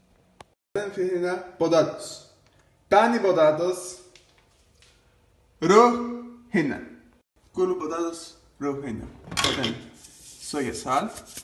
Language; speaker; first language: Arabic; non-native, learner; Greek